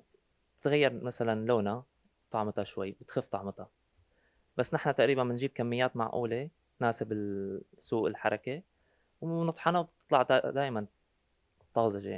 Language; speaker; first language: Arabic; native; Arabic